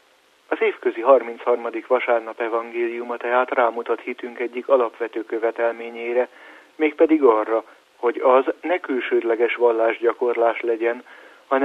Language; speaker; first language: Hungarian; native; Hungarian